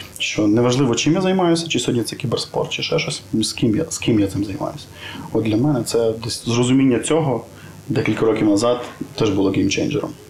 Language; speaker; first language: Ukrainian; native; Ukrainian